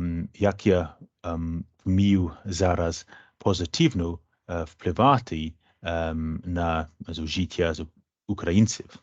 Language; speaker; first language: Ukrainian; non-native, fluent; English